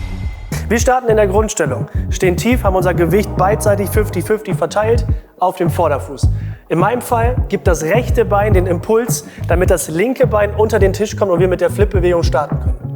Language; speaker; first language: German; native; German